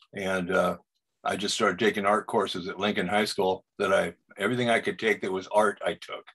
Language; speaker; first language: English; native; English